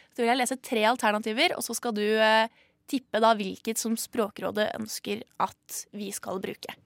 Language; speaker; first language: Norwegian; native; Norwegian